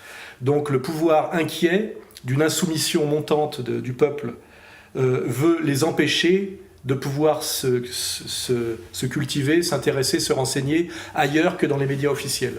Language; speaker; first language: French; native; French